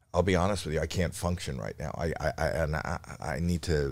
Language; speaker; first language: English; native; English